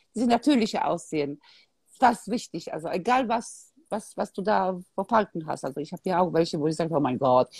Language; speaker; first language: German; non-native, fluent; Polish